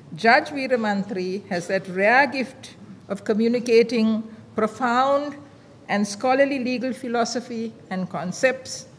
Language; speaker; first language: English; non-native, local second language; Sinhala